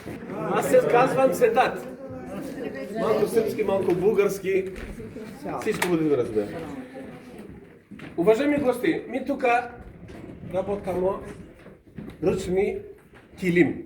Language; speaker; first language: Bulgarian; non-native, learner; Serbian